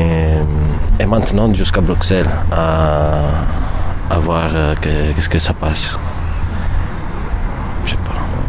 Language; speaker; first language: French; non-native, learner; Italian